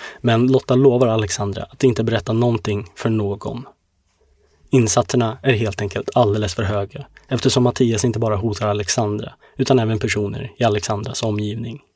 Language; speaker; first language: Swedish; native; Swedish